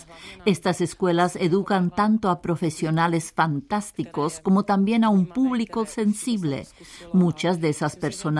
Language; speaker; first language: Spanish; non-native, fluent; Czech